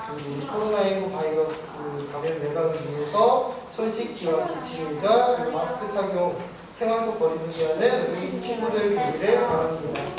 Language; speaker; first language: Korean; native; Korean